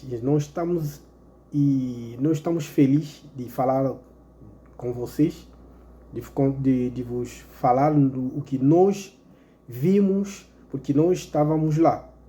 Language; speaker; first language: Portuguese; non-native, fluent; Lingala